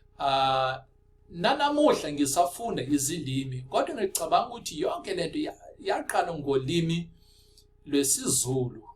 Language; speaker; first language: Zulu; non-native, local second language; Afrikaans